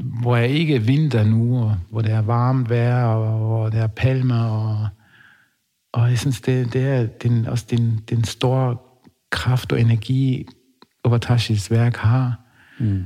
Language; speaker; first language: Danish; non-native, fluent; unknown